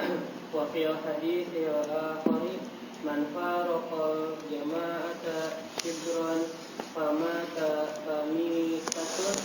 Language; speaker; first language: Arabic; non-native, learner; Indonesian